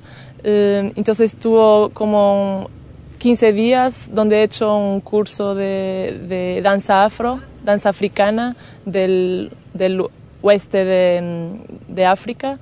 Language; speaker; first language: Spanish; non-native, fluent; Portuguese